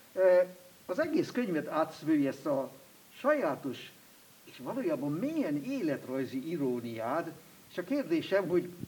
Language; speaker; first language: Hungarian; non-native, fluent; German